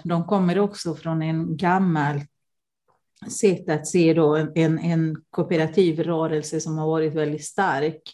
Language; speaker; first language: Swedish; non-native, fluent; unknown